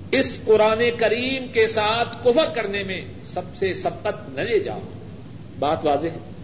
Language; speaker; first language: Urdu; non-native, local second language; Punjabi